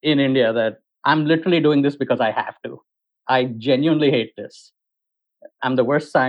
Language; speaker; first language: English; non-native, local second language; Hindi